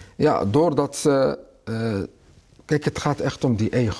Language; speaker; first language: Dutch; early bilingual, other home language; Arabic